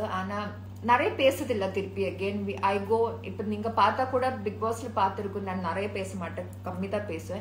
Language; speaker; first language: Tamil; non-native, learner; Malayalam